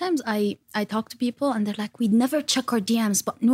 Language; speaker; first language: English; non-native, fluent; Arabic